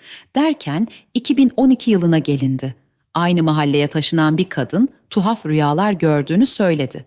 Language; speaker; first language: Turkish; native; Turkish